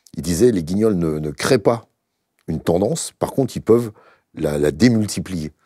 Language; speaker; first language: French; native; French